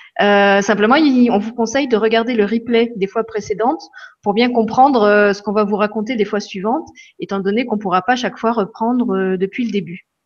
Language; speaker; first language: French; native; French